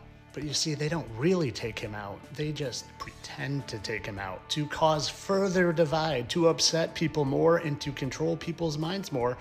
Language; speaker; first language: English; native; English